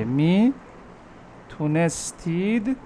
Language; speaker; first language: Persian; non-native, fluent; Urdu